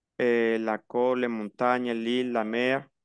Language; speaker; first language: French; non-native, fluent; Spanish